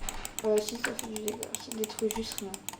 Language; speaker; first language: French; native; French